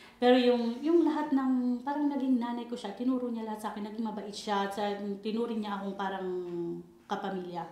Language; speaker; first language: Filipino; native; Filipino